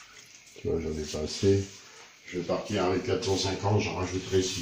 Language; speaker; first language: French; native; French